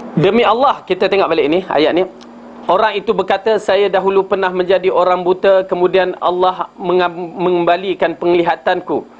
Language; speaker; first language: Malay; native; Malay